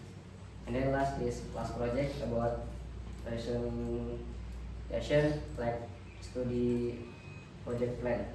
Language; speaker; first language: English; non-native, learner; Indonesian